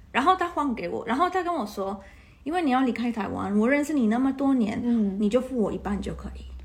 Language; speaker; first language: Chinese; non-native, fluent; Spanish